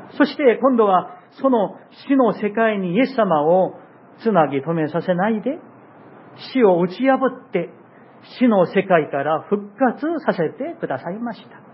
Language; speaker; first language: Japanese; non-native, fluent; Korean